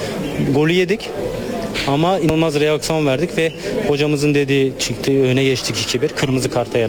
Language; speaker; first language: Turkish; native; Turkish